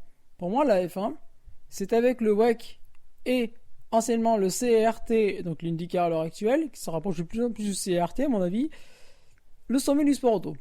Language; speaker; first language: French; native; French